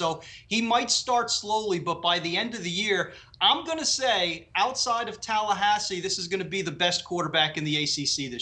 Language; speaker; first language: English; native; English